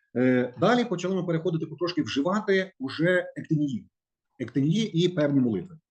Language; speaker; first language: Ukrainian; native; Ukrainian